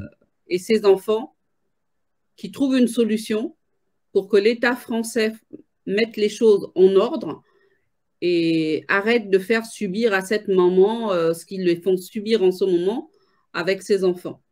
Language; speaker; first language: French; native; French